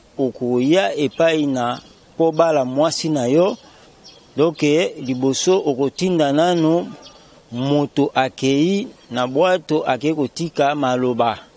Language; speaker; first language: Lingala; non-native, local second language; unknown